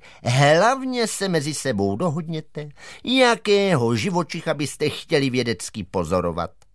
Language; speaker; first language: Czech; native; Czech